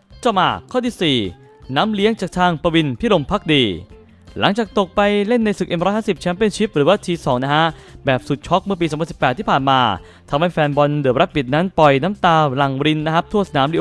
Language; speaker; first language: Thai; native; Thai